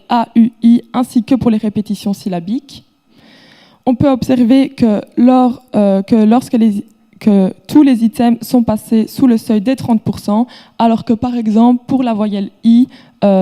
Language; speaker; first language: French; native; French